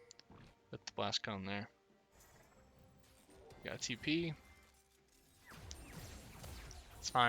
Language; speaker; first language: English; native; English